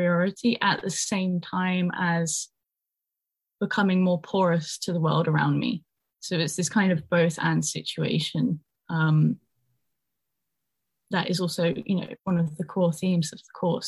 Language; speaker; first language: English; native; English